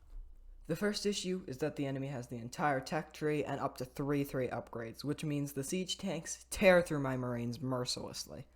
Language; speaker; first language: English; native; English